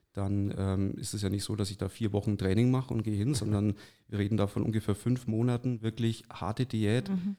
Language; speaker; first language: German; native; German